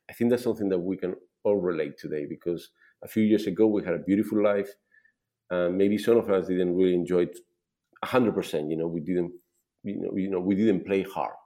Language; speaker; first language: English; non-native, fluent; Spanish